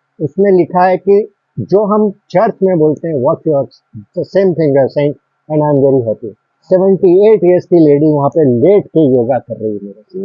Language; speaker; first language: Hindi; native; Hindi